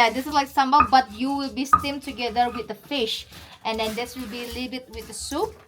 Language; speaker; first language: English; non-native, fluent; Indonesian